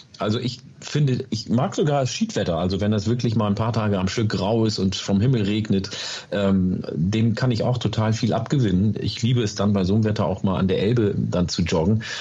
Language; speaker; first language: German; early bilingual, other home language; Oromo